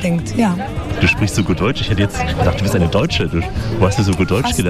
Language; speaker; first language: German; native; German